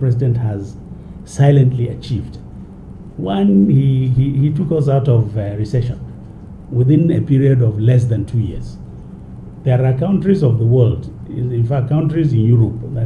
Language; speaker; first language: English; non-native, local second language; Hausa